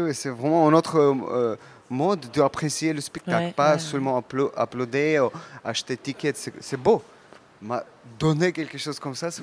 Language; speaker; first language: French; non-native, learner; Russian